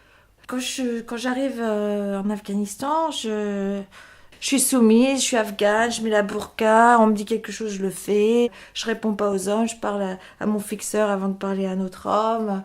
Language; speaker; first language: French; native; French